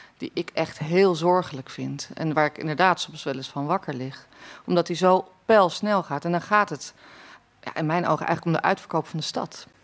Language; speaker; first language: Dutch; native; Dutch